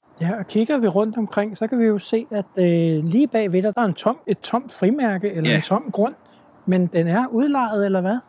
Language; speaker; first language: Danish; native; Danish